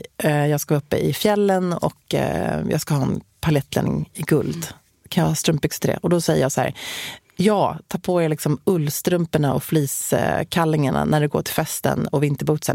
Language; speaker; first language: Swedish; native; Swedish